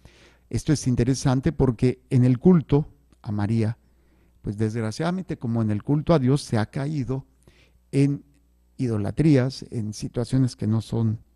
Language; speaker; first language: Spanish; native; Spanish